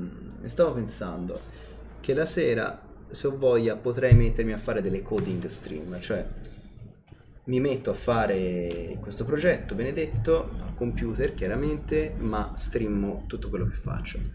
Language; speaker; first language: Italian; native; Italian